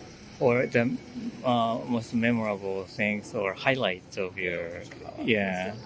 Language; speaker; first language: English; non-native, fluent; Japanese